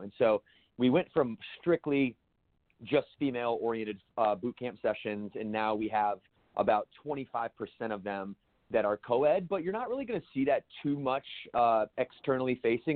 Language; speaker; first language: English; native; English